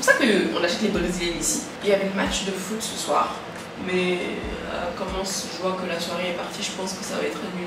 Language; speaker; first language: French; native; French